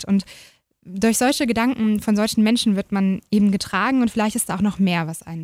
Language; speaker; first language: German; native; German